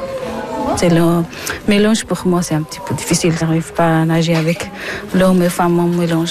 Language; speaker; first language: French; non-native, learner; Persian